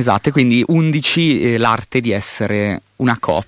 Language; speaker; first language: Italian; native; Italian